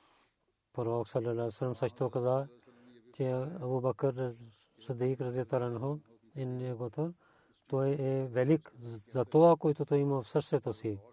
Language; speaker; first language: Bulgarian; non-native, learner; Urdu